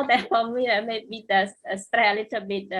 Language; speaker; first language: English; non-native, learner; Khmer